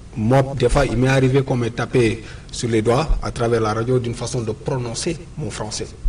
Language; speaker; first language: French; non-native, local second language; Wolof